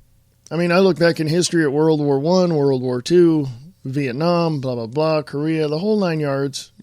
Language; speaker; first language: English; native; English